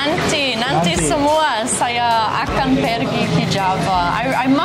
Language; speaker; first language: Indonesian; non-native, learner; English